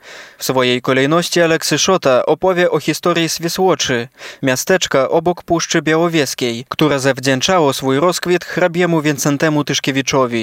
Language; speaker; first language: Polish; native; Polish